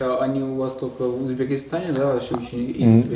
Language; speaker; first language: Russian; non-native, local second language; Tajik